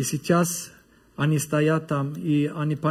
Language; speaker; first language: Russian; non-native, learner; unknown